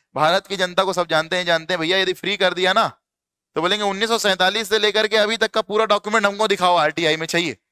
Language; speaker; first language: Hindi; native; Hindi